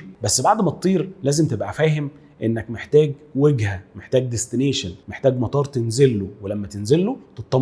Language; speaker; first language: Arabic; native; Arabic